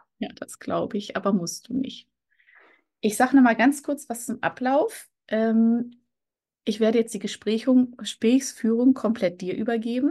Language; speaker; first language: German; native; German